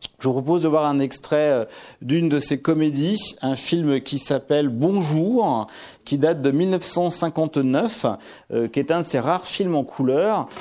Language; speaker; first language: French; native; French